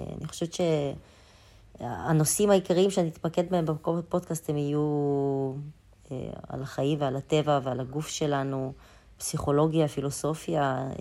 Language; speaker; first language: Hebrew; early bilingual, other home language; Russian